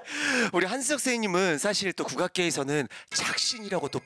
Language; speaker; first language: Korean; native; Korean